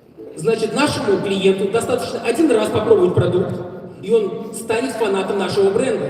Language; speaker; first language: Russian; native; Russian